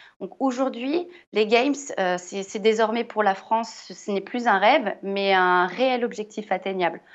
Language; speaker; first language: French; native; French